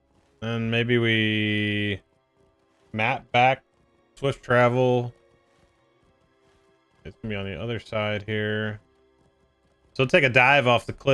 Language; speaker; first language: English; native; English